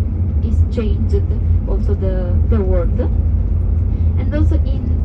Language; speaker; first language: English; non-native, fluent; Spanish